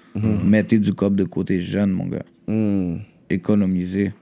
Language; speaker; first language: French; native; French